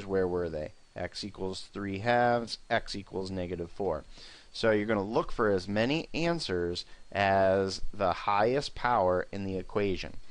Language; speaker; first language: English; native; English